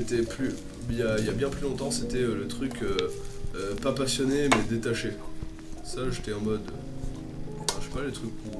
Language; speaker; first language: French; native; French